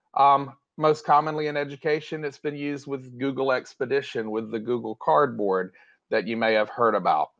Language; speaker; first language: English; native; English